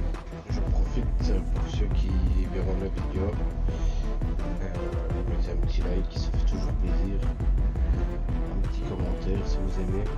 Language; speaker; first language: French; native; French